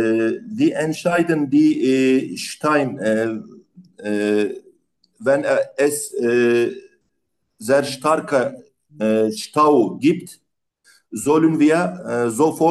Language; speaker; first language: German; non-native, learner; Turkish